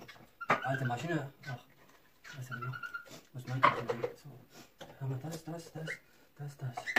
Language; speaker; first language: German; early bilingual, other home language; Turkish